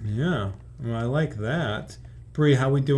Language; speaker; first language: English; native; English